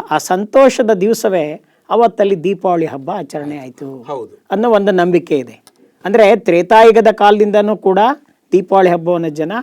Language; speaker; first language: Kannada; native; Kannada